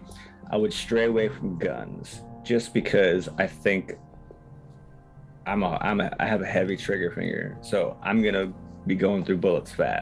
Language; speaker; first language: English; native; English